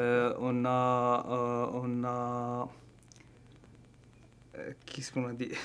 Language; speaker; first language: French; non-native, learner; Arabic